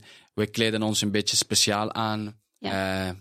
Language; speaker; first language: Dutch; non-native, fluent; Spanish